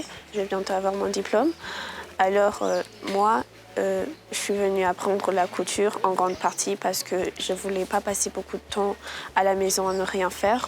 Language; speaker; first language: French; non-native, local second language; Rundi